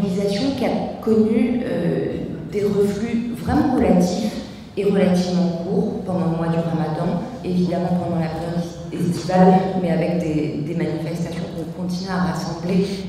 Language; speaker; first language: French; native; French